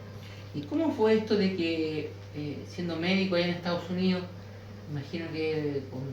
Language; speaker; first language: Spanish; native; Spanish